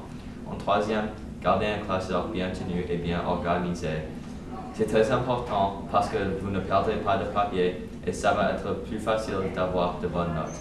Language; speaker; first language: French; non-native, fluent; English